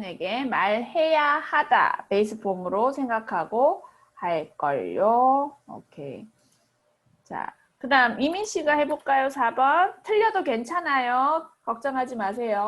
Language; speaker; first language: Korean; native; Korean